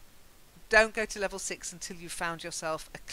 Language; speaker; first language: English; native; English